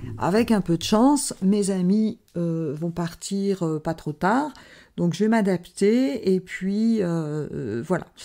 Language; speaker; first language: French; native; French